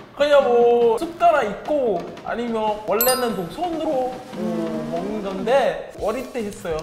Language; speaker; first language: Korean; non-native, learner; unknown